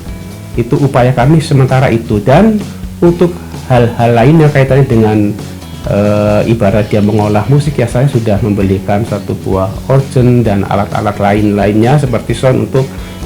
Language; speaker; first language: Indonesian; non-native, local second language; Javanese